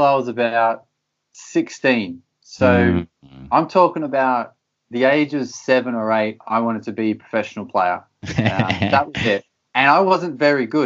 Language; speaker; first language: English; native; English